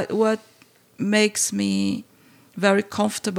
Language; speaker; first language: English; non-native, fluent; Portuguese